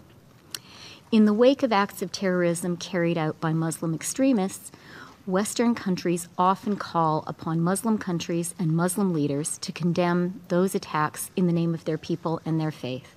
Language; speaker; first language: English; native; English